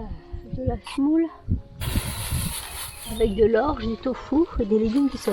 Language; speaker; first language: French; native; French